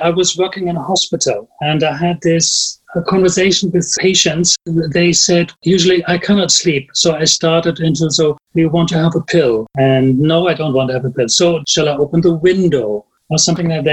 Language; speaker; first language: English; non-native, fluent; German